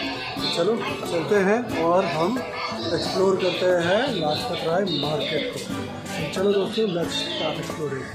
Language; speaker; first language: Hindi; native; Hindi